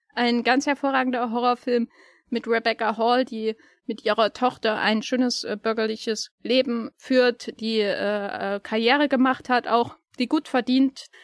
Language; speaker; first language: German; native; German